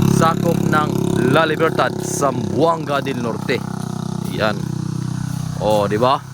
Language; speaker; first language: Filipino; non-native, local second language; Cebuano